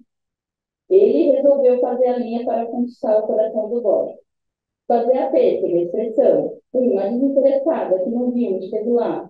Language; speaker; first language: Portuguese; native; Portuguese